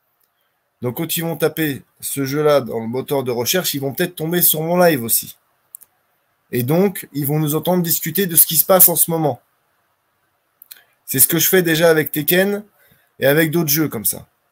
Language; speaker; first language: French; native; French